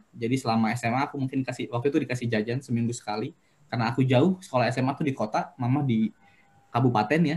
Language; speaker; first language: Indonesian; native; Indonesian